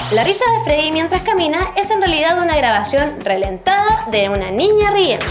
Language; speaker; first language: Spanish; native; Spanish